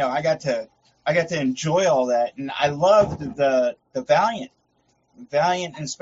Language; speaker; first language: English; native; English